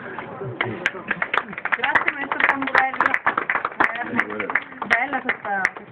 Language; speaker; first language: Italian; non-native, fluent; German